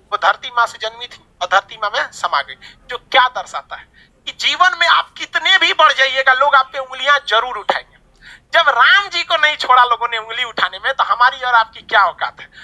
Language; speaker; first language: Hindi; native; Hindi